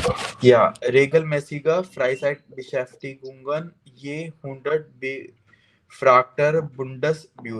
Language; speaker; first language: German; non-native, fluent; Hindi